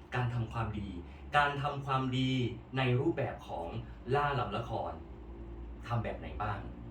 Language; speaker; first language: Thai; native; Thai